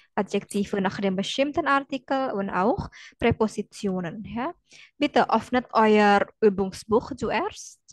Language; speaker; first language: German; non-native, fluent; Indonesian